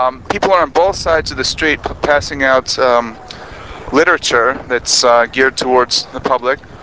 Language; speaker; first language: English; native; English